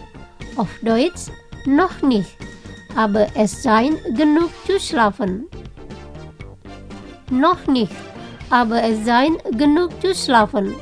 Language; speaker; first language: German; non-native, fluent; Indonesian